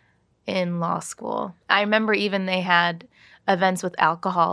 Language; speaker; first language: English; native; English